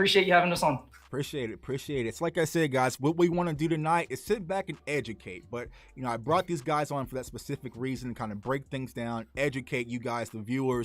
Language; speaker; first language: English; native; English